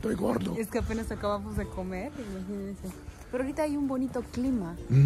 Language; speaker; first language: Spanish; native; Spanish